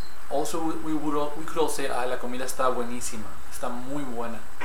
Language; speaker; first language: Spanish; native; Spanish